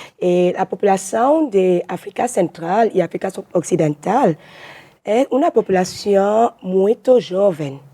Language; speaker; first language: Portuguese; non-native, learner; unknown